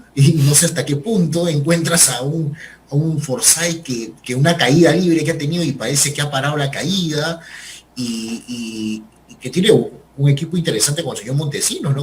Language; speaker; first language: Spanish; native; Spanish